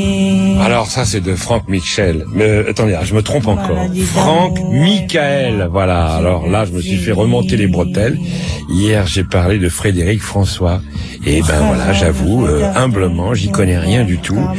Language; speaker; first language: French; native; French